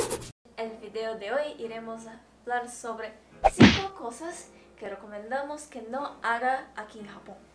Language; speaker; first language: Spanish; non-native, fluent; Portuguese